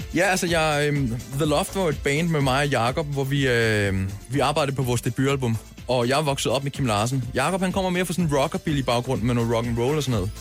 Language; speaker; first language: Danish; native; Danish